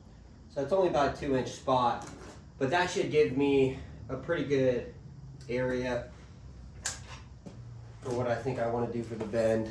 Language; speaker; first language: English; native; English